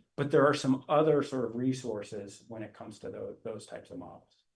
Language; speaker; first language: English; native; English